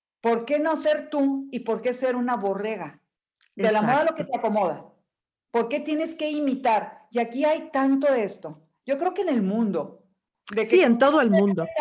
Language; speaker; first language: Spanish; native; Spanish